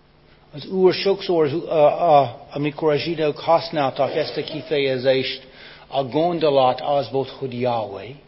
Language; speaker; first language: Hungarian; non-native, fluent; English